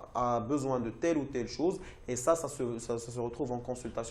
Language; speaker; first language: French; non-native, local second language; Arabic